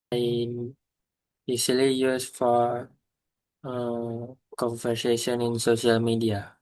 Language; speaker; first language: English; non-native, learner; Indonesian